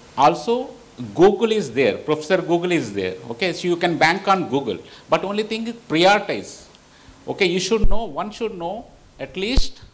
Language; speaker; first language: English; non-native, local second language; Telugu